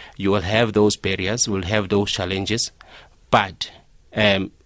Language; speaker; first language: English; non-native, local second language; Northern Sotho